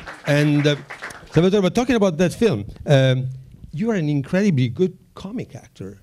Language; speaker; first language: English; non-native, fluent; Italian